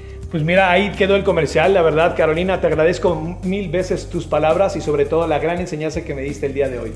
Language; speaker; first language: Spanish; native; Spanish